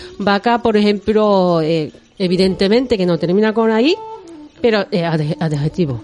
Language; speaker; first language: Spanish; non-native, fluent; Japanese